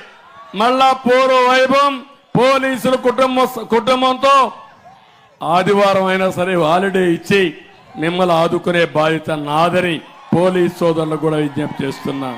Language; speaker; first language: Telugu; native; Telugu